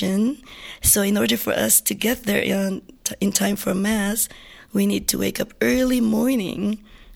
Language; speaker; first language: English; non-native, local second language; Filipino